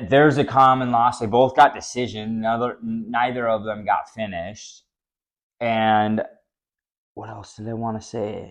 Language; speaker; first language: English; native; English